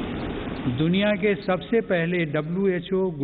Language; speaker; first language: Hindi; native; Hindi